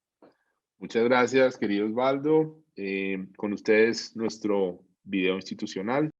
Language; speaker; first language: Spanish; native; Spanish